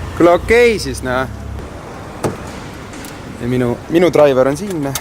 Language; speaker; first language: Estonian; native; Estonian